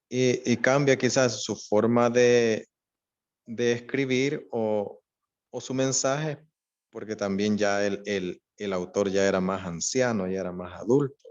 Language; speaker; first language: Spanish; native; Spanish